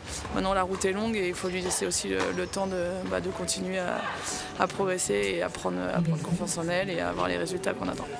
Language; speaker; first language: French; native; French